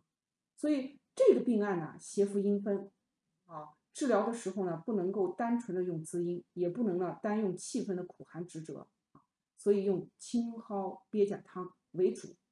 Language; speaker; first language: Chinese; native; Chinese